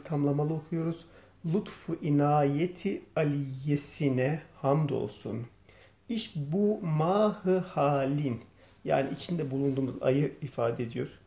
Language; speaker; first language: Turkish; native; Turkish